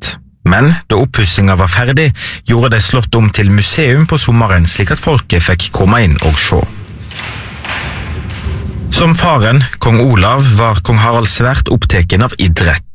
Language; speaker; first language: Norwegian; native; Norwegian